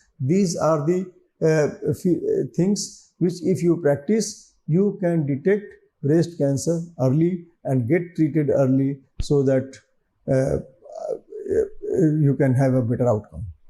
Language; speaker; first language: English; non-native, local second language; Bangla